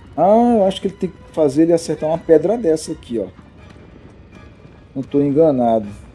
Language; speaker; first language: Portuguese; native; Portuguese